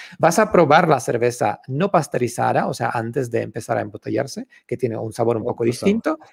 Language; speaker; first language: Spanish; non-native, fluent; Czech